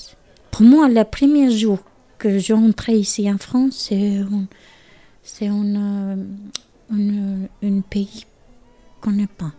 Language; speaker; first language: French; non-native, learner; Albanian